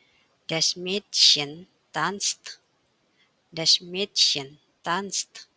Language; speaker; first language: German; non-native, fluent; Indonesian